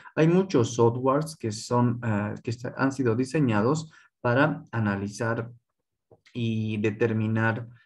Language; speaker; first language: Spanish; non-native, local second language; Quechua